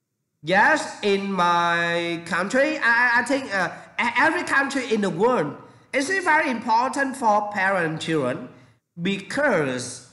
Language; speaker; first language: English; non-native, learner; Vietnamese